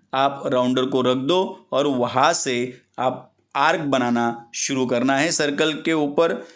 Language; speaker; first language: Hindi; non-native, local second language; Marathi